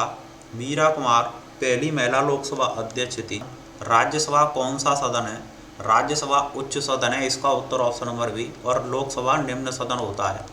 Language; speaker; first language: Hindi; native; Hindi